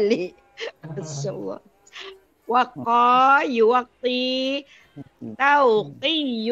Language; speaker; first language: Arabic; non-native, learner; Malay